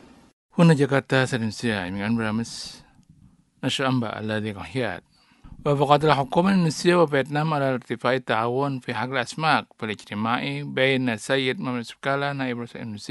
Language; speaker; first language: Arabic; non-native, fluent; Indonesian